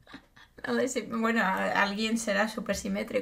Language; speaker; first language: Spanish; native; Spanish